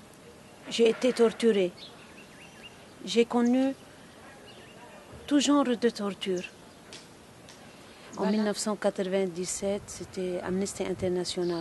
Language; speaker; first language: French; non-native, local second language; Arabic